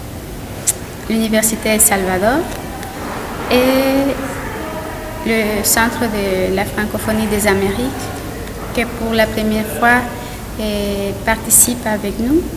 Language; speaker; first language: French; non-native, fluent; Spanish